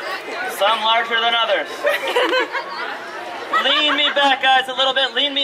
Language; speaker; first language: English; native; English